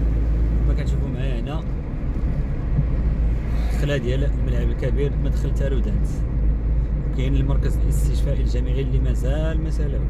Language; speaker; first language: Arabic; native; Arabic